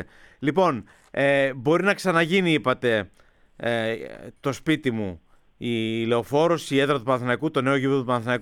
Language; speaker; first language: Greek; native; Greek